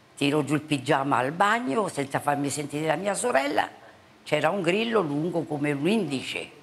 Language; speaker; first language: Italian; native; Italian